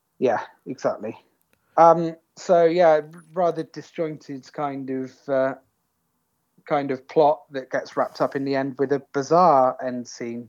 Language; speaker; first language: English; native; English